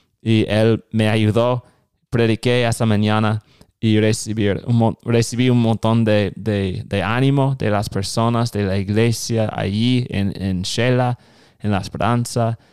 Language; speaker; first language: Spanish; non-native, fluent; English